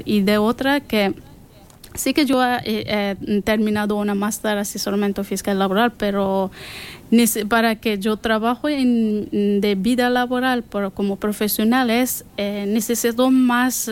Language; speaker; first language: Spanish; non-native, learner; Persian